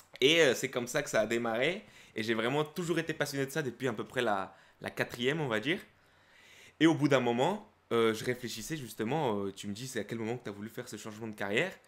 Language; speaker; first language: French; early bilingual, other home language; Spanish